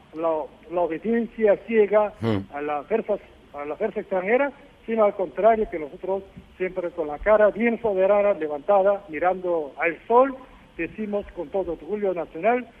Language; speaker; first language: Spanish; non-native, fluent; Korean